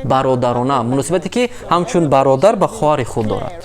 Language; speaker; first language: Persian; non-native, fluent; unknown